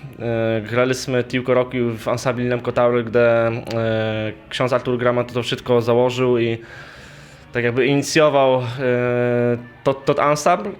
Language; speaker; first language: Polish; non-native, local second language; Rusyn